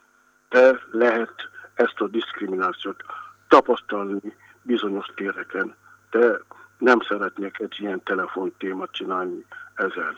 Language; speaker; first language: Hungarian; non-native, fluent; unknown